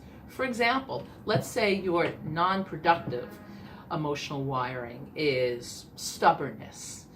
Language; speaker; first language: English; native; English